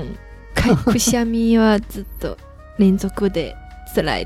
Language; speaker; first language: Japanese; non-native, fluent; Chinese